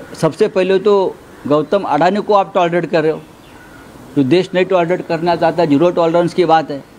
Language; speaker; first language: Hindi; non-native, local second language; Marathi